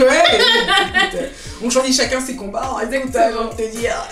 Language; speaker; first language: French; native; French